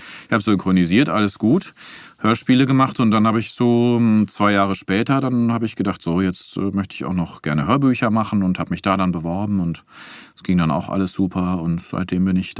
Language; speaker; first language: German; native; German